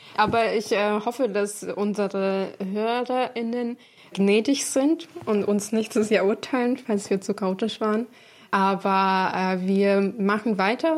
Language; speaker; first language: German; non-native, fluent; Ukrainian